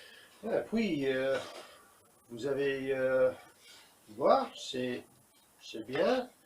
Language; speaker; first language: French; non-native, learner; English